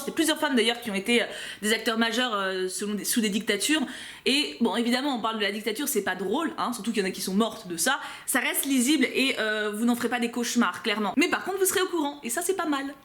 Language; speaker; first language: French; native; French